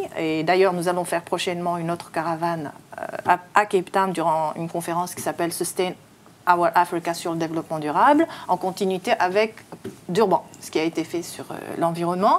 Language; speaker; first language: French; native; French